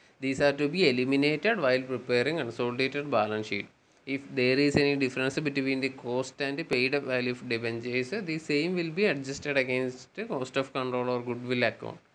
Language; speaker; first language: English; non-native, local second language; Malayalam